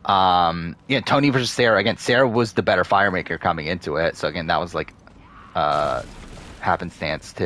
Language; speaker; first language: English; native; English